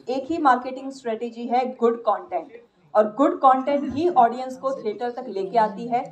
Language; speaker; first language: Hindi; non-native, local second language; Gujarati